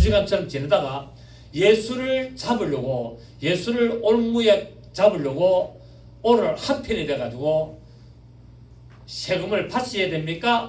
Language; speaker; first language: Korean; native; Korean